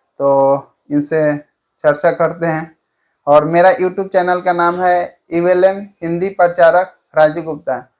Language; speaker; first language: Hindi; native; Hindi